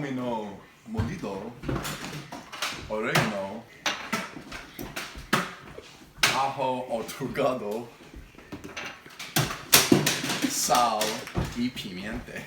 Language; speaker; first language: Spanish; non-native, learner; English